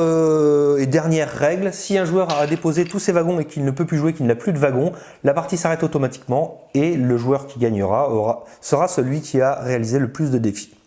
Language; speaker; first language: French; native; French